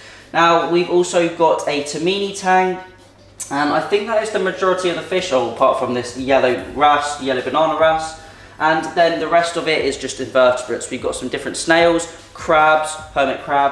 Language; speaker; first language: English; native; English